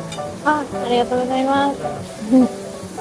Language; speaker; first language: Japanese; non-native, learner; Korean